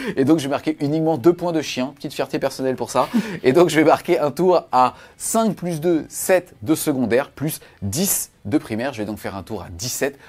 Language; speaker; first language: French; native; French